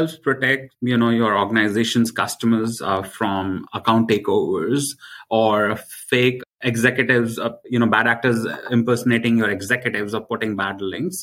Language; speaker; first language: English; non-native, local second language; Hindi